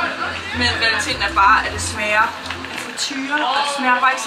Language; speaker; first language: Danish; native; Danish